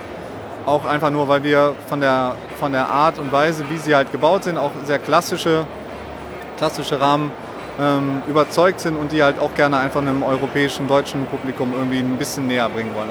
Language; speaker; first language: German; native; German